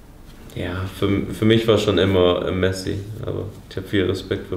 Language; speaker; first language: German; early bilingual, heritage; English